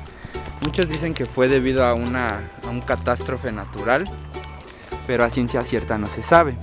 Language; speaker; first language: Spanish; native; Spanish